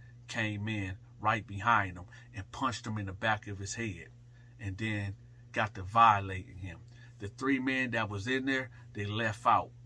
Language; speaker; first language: English; native; English